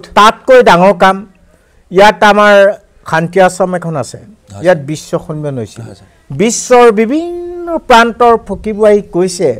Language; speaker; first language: Assamese; non-native, local second language; Mising